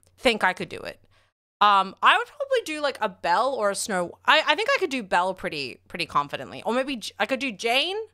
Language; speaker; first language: English; native; English